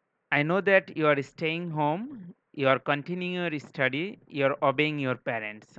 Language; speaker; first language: English; non-native, local second language; Bangla